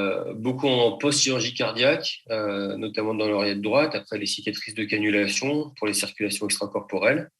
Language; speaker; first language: French; native; French